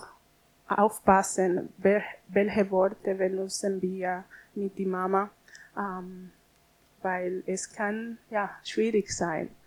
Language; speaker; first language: German; non-native, learner; Spanish